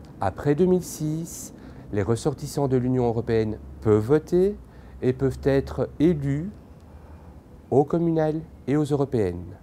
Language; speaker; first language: French; native; French